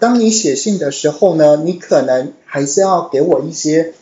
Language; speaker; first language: Chinese; native; Chinese